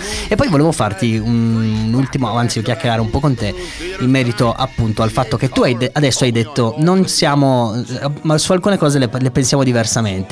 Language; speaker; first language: Italian; native; Italian